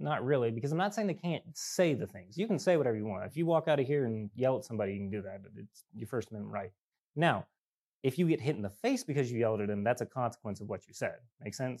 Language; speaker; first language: English; native; English